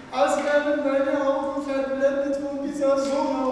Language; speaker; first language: German; non-native, fluent; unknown